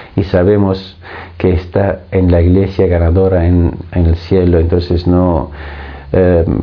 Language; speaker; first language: Spanish; non-native, fluent; Arabic